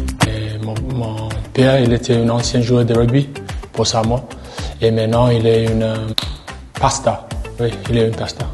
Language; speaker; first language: French; non-native, learner; English